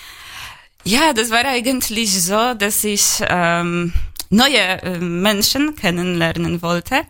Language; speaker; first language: German; non-native, learner; Polish